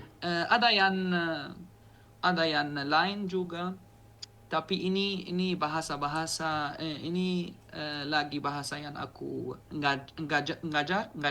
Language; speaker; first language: Indonesian; non-native, learner; Arabic